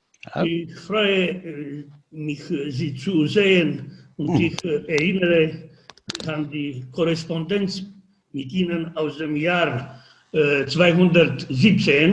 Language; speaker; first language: German; non-native, learner; Romanian